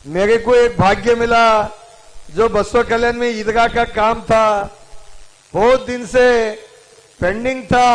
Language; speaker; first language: Hindi; non-native, local second language; Kannada